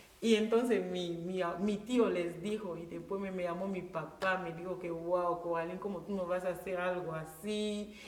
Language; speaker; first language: Spanish; non-native, local second language; Fang